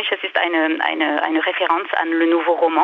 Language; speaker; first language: German; non-native, fluent; French